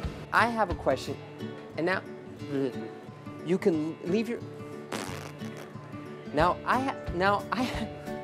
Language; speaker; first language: English; native; English